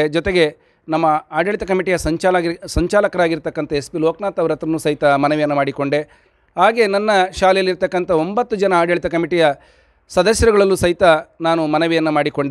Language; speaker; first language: Kannada; native; Kannada